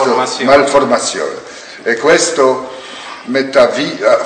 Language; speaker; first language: Italian; non-native, learner; French